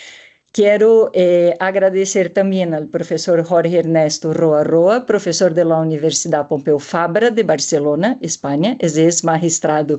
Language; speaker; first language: Spanish; non-native, fluent; Portuguese